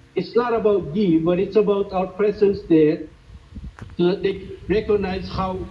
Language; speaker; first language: English; non-native, fluent; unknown